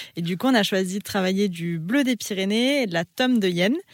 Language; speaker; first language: French; native; French